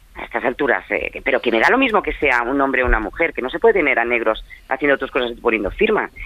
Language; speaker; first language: Spanish; native; Spanish